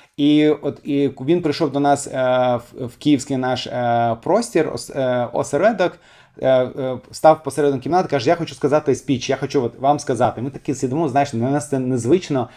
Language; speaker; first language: Ukrainian; non-native, fluent; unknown